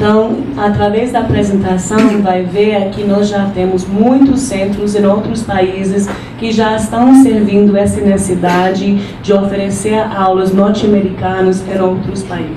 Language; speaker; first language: Portuguese; non-native, fluent; English